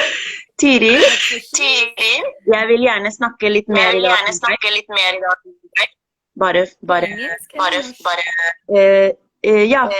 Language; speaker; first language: Norwegian; non-native, fluent; Spanish